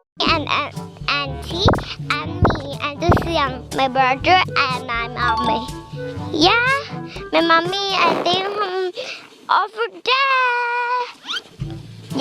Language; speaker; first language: English; non-native, learner; Thai